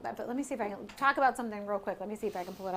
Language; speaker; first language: English; native; English